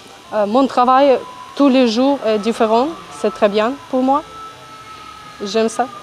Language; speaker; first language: French; non-native, learner; Ukrainian